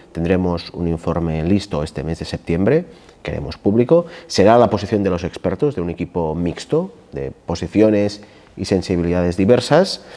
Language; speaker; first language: Spanish; non-native, local second language; Catalan